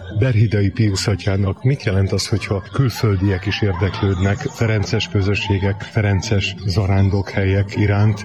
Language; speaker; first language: Hungarian; native; Hungarian